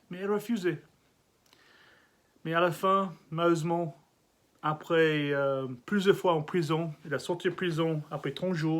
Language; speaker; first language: French; non-native, learner; English